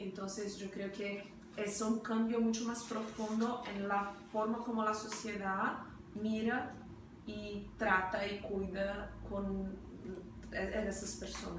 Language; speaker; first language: Spanish; non-native, fluent; Portuguese